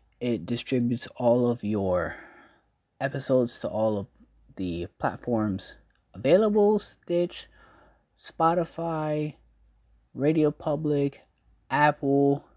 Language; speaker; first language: English; native; English